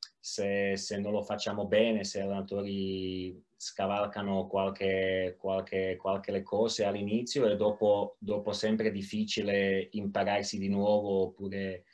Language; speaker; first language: Italian; non-native, learner; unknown